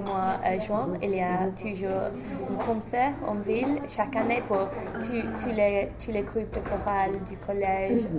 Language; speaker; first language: French; non-native, fluent; English